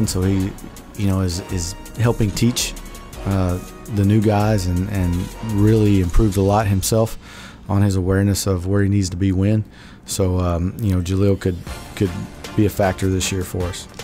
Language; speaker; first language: English; native; English